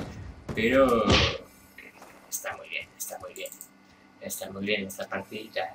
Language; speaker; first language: Spanish; native; Spanish